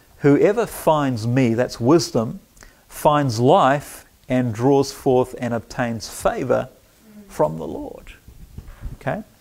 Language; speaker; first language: English; native; English